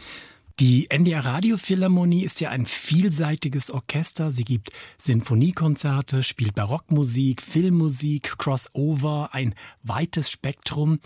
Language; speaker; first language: German; native; German